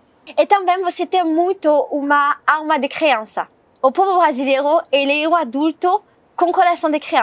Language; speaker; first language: Portuguese; non-native, learner; French